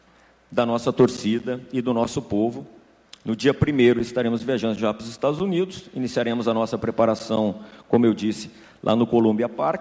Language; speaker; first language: Portuguese; native; Portuguese